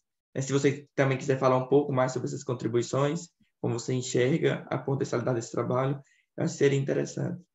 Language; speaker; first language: Portuguese; native; Portuguese